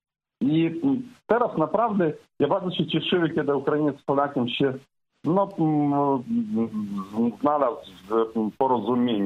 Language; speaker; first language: Polish; non-native, fluent; Ukrainian